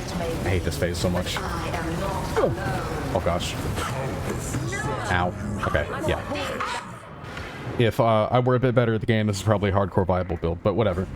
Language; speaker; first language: English; native; English